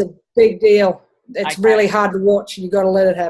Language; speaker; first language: English; native; English